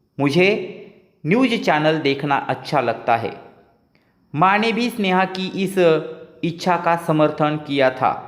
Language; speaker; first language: Hindi; non-native, local second language; Marathi